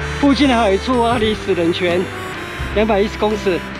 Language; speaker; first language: Chinese; native; Chinese